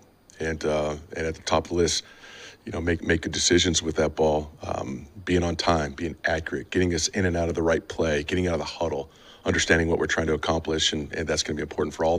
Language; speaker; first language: English; native; English